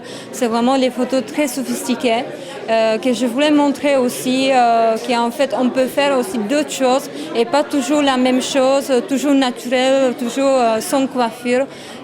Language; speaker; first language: French; non-native, fluent; Czech